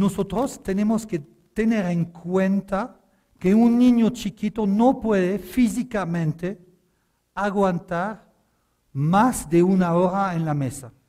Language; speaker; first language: Spanish; non-native, fluent; French